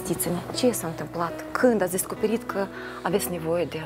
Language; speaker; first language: Romanian; native; Romanian